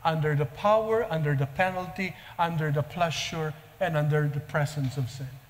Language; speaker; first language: English; non-native, local second language; Filipino